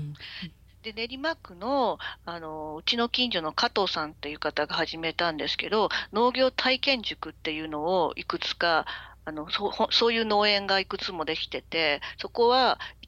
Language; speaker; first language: Japanese; native; Japanese